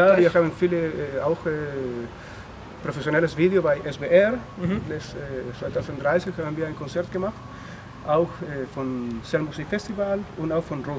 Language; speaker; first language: German; non-native, learner; Spanish